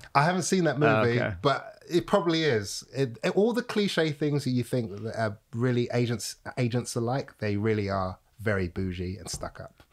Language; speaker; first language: English; native; English